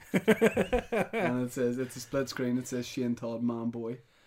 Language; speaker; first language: English; native; English